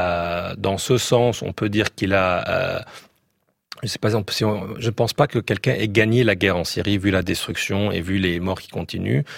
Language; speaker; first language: French; native; French